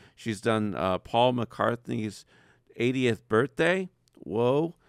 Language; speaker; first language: English; native; English